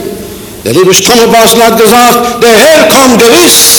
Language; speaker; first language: German; non-native, fluent; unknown